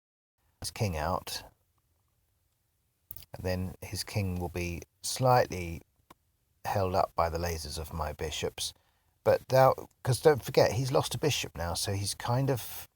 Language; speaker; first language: English; native; English